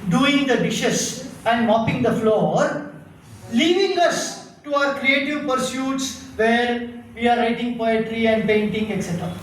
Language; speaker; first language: English; non-native, local second language; Kannada